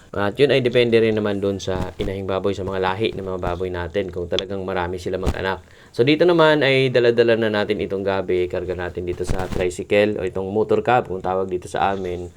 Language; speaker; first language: Filipino; non-native, local second language; Cebuano